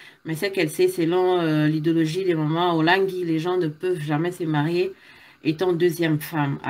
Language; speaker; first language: French; non-native, local second language; Lingala